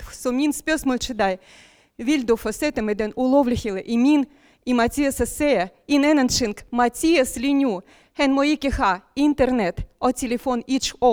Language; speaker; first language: Danish; non-native, local second language; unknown